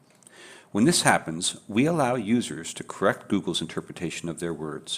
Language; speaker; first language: English; native; English